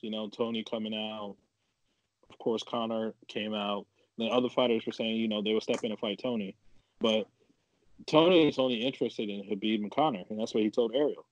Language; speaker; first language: English; native; English